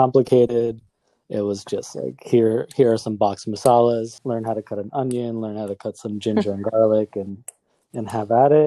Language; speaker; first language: English; native; English